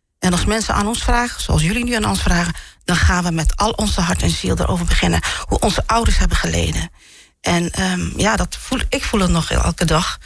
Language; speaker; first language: Dutch; early bilingual, other home language; Malay